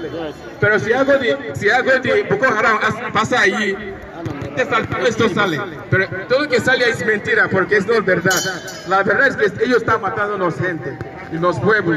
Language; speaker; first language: Spanish; non-native, learner; Igbo